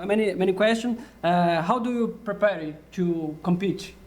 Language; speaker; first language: English; non-native, learner; Portuguese